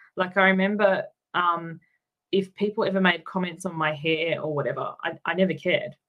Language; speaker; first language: English; native; English